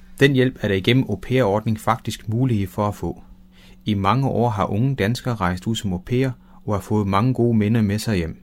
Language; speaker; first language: Danish; native; Danish